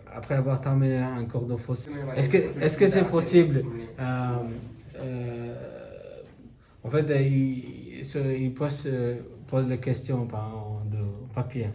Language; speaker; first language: French; non-native, learner; Bangla